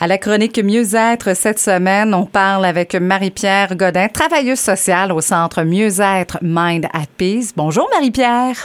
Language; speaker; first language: French; native; French